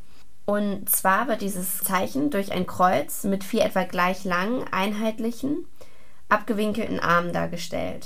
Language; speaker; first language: German; native; German